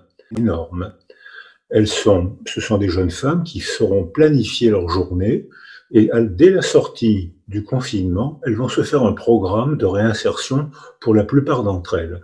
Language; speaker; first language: French; native; French